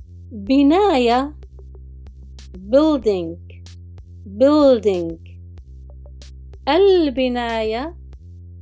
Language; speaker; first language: English; non-native, fluent; Arabic